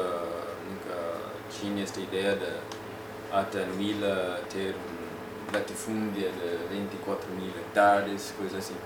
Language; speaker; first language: Portuguese; non-native, fluent; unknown